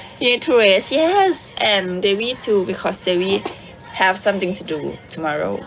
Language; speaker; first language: English; non-native, learner; Thai